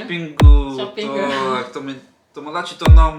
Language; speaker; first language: Japanese; non-native, learner; Polish